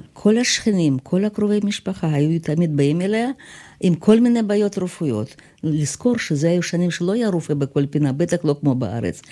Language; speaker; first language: Hebrew; non-native, fluent; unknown